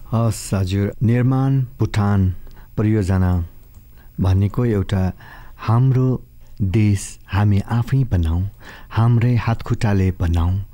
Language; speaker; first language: Nepali; native; Nepali